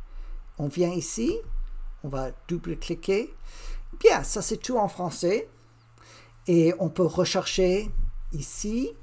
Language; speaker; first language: French; non-native, learner; English